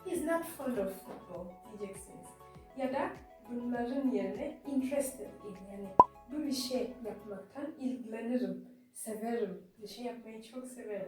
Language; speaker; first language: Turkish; non-native, fluent; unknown